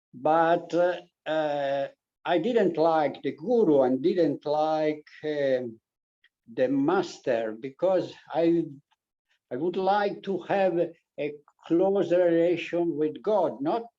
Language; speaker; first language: English; non-native, learner; Italian